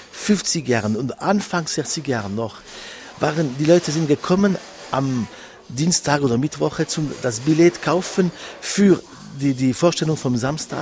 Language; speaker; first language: German; non-native, local second language; French